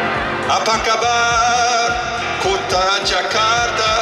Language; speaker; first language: Indonesian; non-native, learner; English